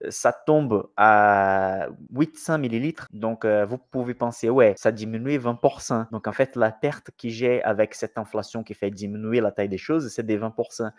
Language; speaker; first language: French; non-native, fluent; Portuguese